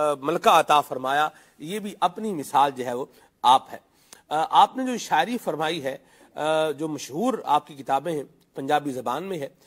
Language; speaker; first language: Urdu; non-native, local second language; Punjabi